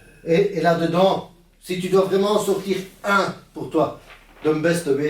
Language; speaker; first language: French; native; French